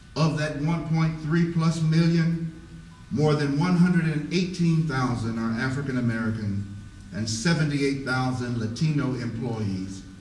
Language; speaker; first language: English; native; English